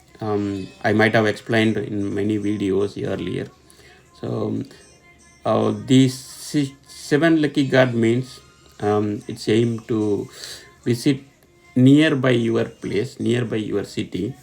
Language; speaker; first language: English; non-native, local second language; Tamil